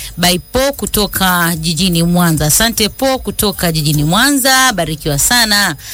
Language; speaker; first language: Swahili; native; Swahili